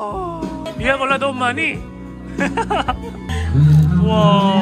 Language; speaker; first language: English; non-native, learner; Korean